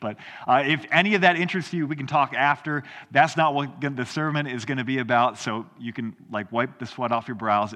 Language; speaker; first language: English; native; English